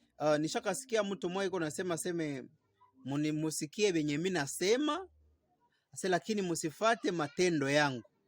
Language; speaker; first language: Swahili; native; Swahili